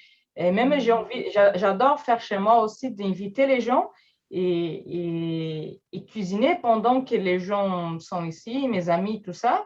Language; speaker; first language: French; non-native, fluent; Portuguese